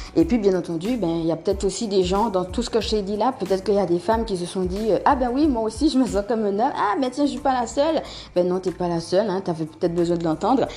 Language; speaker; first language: French; native; French